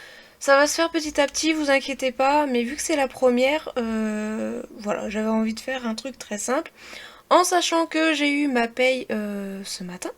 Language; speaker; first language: French; native; French